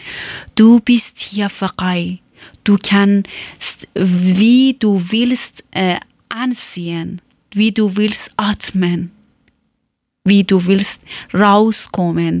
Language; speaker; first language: German; non-native, learner; Persian